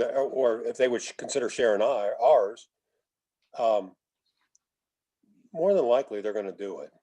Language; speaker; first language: English; native; English